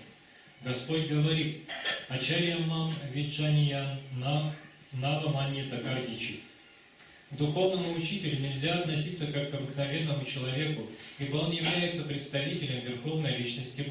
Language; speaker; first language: Russian; native; Russian